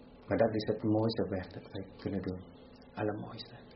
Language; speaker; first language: Dutch; non-native, fluent; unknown